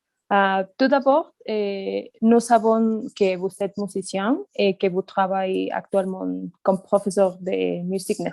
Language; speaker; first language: French; non-native, fluent; Spanish